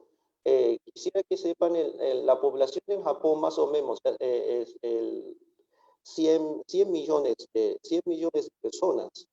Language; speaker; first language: Spanish; non-native, fluent; Japanese